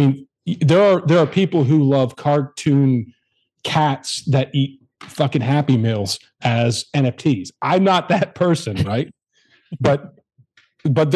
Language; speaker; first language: English; native; English